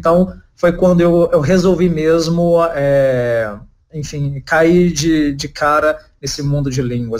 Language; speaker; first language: Portuguese; native; Portuguese